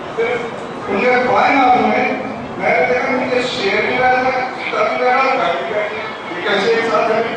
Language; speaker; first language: Hindi; non-native, local second language; Punjabi